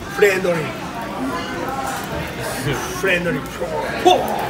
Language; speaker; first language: Japanese; native; Japanese